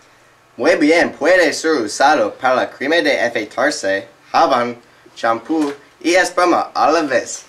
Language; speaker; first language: Spanish; non-native, learner; English